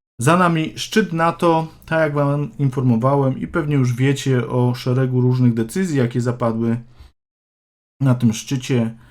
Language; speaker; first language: Polish; native; Polish